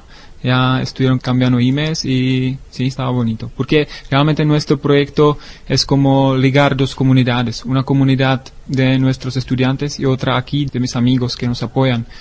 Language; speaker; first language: Spanish; non-native, learner; Czech